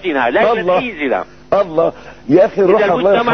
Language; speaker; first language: Arabic; native; Arabic